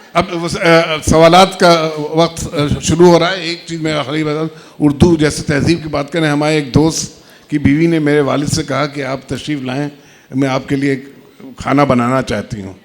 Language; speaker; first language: Hindi; native; Hindi